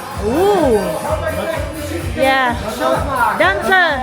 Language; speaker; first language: Dutch; non-native, learner; Filipino